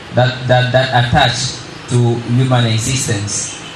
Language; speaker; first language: English; non-native, local second language; French